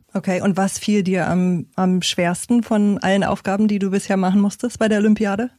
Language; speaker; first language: German; native; German